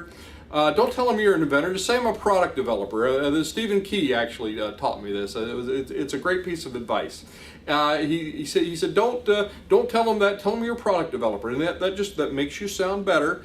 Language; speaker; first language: English; native; English